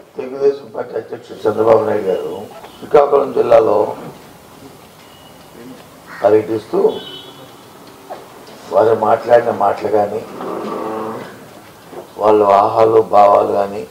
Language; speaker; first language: Telugu; native; Telugu